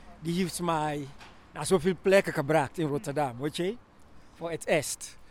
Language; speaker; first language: Dutch; non-native, learner; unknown